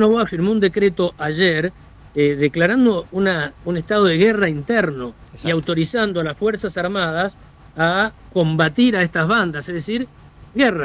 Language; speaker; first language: Spanish; native; Spanish